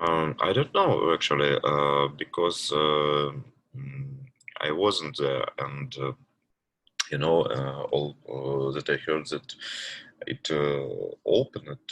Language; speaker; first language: English; non-native, learner; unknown